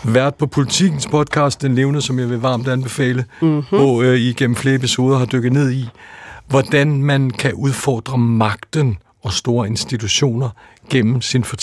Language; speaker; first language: Danish; native; Danish